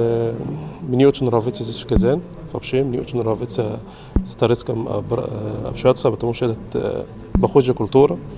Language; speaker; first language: Russian; non-native, learner; Arabic